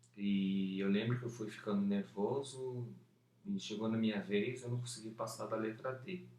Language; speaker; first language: Portuguese; early bilingual, other home language; Spanish